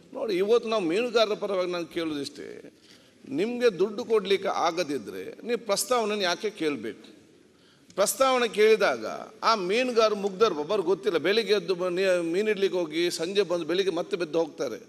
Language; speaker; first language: Kannada; non-native, local second language; Badaga